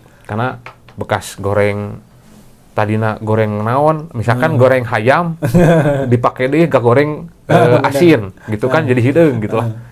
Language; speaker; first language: Indonesian; non-native, local second language; Sundanese